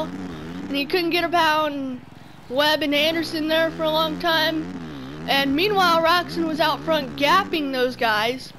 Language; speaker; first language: English; native; English